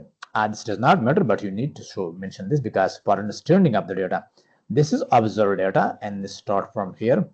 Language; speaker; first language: English; non-native, fluent; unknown